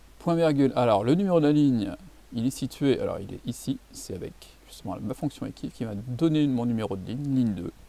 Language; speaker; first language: French; native; French